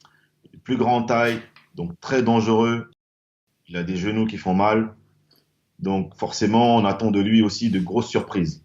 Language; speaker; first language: French; native; French